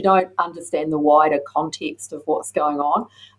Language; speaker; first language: English; native; English